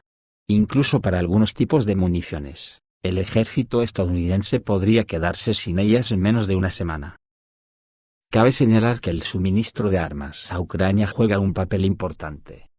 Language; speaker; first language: Spanish; native; Spanish